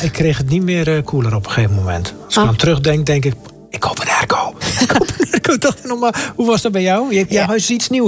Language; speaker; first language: Dutch; native; Dutch